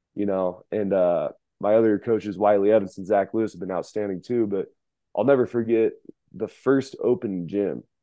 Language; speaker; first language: English; native; English